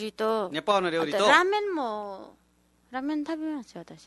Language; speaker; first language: Japanese; non-native, learner; Nepali